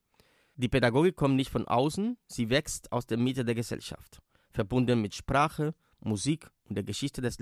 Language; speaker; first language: German; native; German